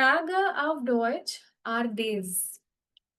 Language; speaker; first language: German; non-native, fluent; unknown